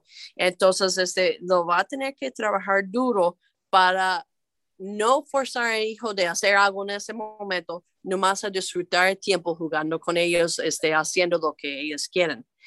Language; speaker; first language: Spanish; non-native, fluent; English